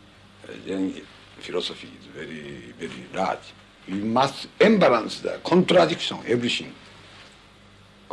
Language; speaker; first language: English; non-native, learner; Japanese